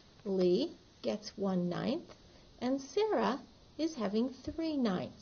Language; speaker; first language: English; native; English